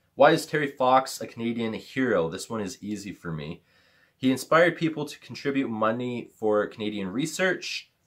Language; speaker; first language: English; native; English